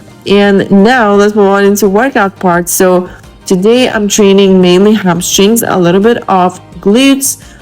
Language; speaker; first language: English; non-native, fluent; Lithuanian